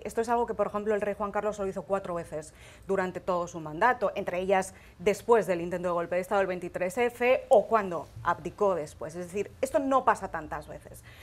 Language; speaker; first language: Spanish; native; Spanish